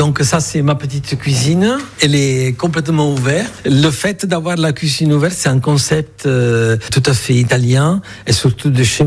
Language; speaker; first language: French; non-native, fluent; Italian